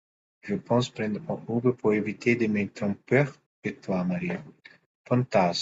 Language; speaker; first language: French; non-native, learner; Portuguese